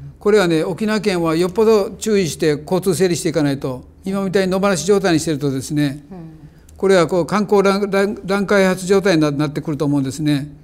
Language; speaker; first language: Japanese; native; Japanese